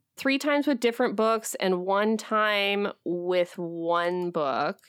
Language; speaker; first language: English; native; English